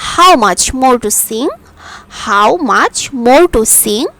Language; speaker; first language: English; non-native, fluent; Bangla